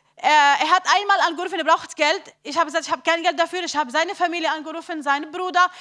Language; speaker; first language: German; non-native, learner; Arabic